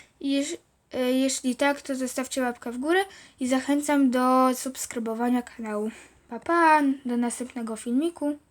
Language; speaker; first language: Polish; native; Polish